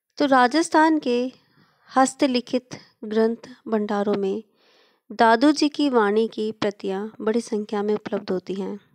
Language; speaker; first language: Hindi; native; Hindi